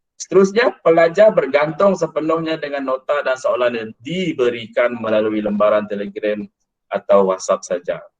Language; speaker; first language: Malay; non-native, local second language; Iban